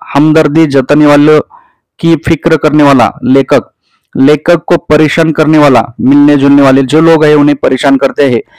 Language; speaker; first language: Hindi; non-native, local second language; Marathi